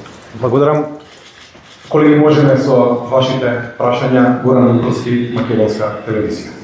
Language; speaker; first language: Macedonian; native; Macedonian